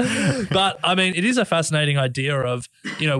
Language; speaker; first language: English; native; English